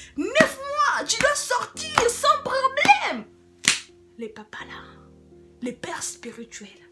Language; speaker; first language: French; non-native, local second language; Lingala